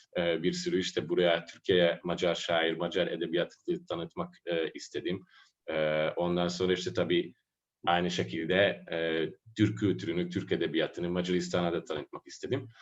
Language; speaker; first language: Turkish; non-native, fluent; Hungarian